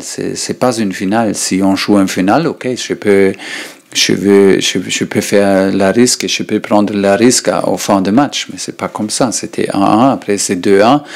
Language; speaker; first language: French; non-native, learner; German